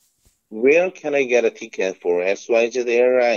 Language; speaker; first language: English; non-native, learner; Korean